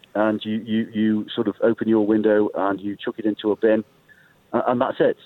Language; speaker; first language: English; native; English